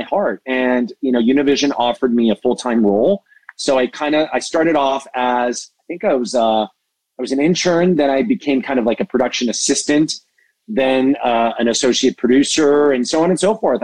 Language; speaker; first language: English; native; English